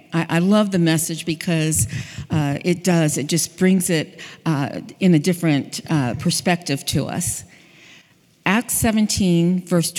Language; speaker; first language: English; native; English